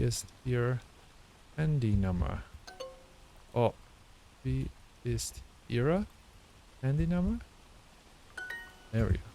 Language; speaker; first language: German; non-native, learner; English